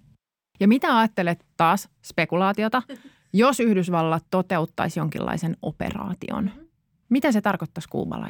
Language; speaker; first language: Finnish; native; Finnish